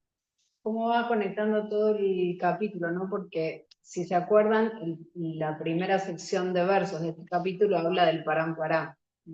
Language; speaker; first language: Spanish; native; Spanish